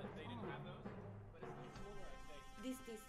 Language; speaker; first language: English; non-native, learner; Korean